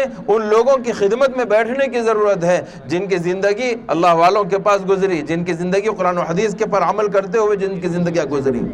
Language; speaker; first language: Urdu; native; Urdu